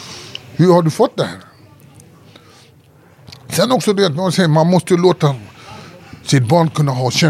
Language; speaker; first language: Swedish; early bilingual, other home language; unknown